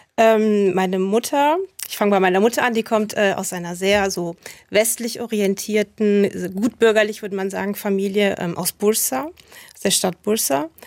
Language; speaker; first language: German; native; German